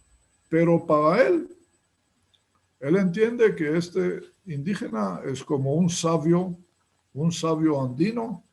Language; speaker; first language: Spanish; non-native, fluent; Hebrew